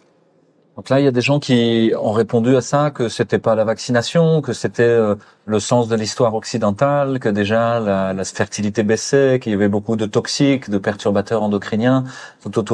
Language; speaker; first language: French; native; French